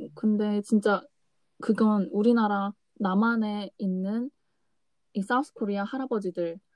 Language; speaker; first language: Korean; native; Korean